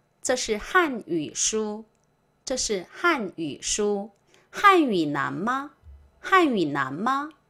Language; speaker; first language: Chinese; non-native, fluent; Korean